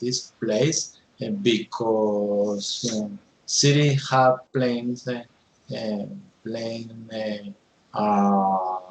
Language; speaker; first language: English; non-native, learner; Spanish